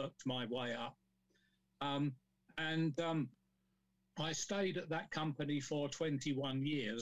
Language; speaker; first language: English; native; English